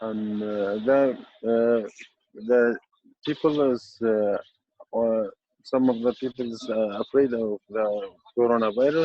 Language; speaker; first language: English; non-native, learner; Kurdish